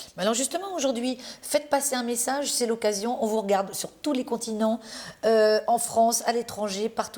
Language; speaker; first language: French; native; French